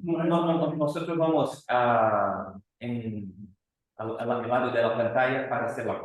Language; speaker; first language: Spanish; non-native, fluent; Portuguese